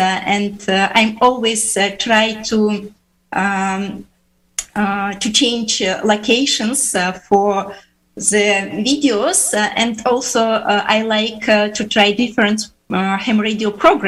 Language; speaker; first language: English; non-native, fluent; Uzbek